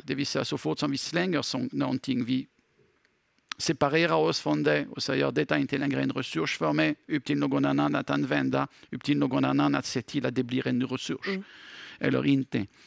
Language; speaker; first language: Swedish; non-native, fluent; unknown